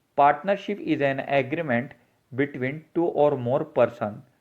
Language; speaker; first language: English; non-native, local second language; Marathi